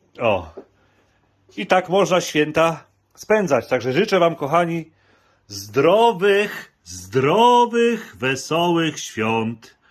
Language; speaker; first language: Polish; native; Polish